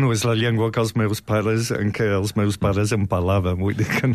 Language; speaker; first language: Catalan; non-native, fluent; English